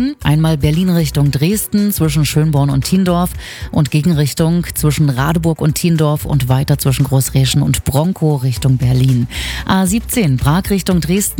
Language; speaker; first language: German; native; German